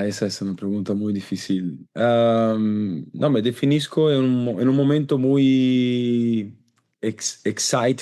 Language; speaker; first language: Spanish; non-native, learner; Italian